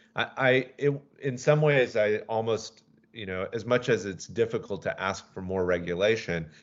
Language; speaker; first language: English; native; English